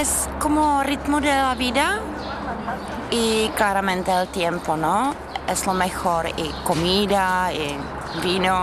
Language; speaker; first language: Spanish; non-native, learner; Czech